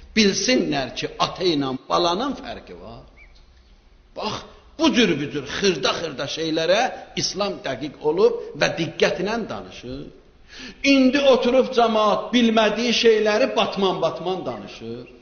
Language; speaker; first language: Azerbaijani; native; Azerbaijani